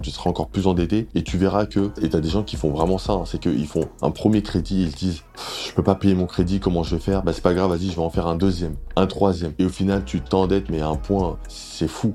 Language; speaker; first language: French; native; French